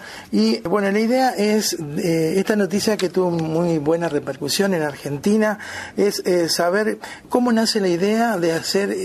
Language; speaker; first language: Spanish; native; Spanish